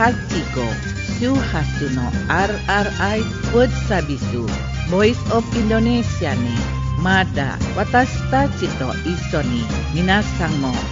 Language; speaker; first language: Japanese; non-native, learner; Indonesian